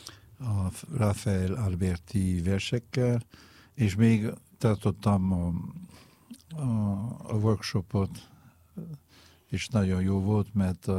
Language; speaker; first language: Hungarian; non-native, fluent; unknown